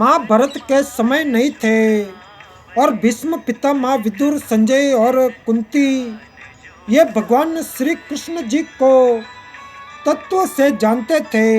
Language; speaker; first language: Hindi; native; Hindi